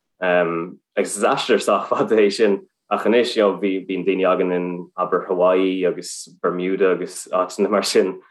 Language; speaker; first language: Irish; non-native, local second language; English